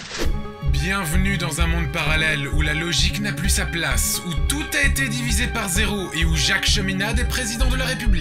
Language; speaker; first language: French; native; French